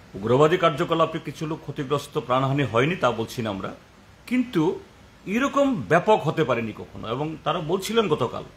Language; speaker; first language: Bangla; non-native, local second language; Konkani